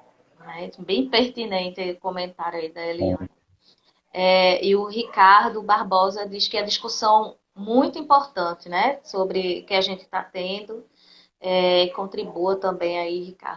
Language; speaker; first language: Portuguese; native; Portuguese